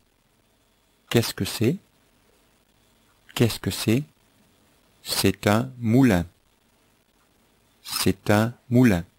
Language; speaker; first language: French; native; French